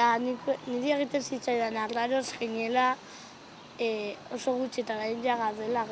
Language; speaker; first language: Basque; non-native, local second language; Spanish